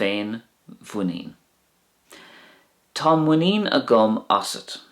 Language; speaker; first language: Irish; non-native, local second language; English